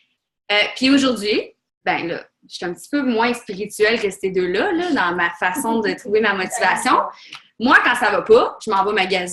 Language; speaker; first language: French; native; French